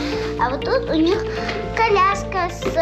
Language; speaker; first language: Russian; native; Russian